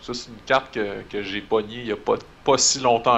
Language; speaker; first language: French; native; French